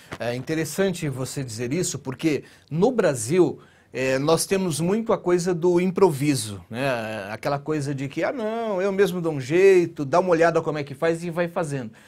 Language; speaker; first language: Portuguese; native; Portuguese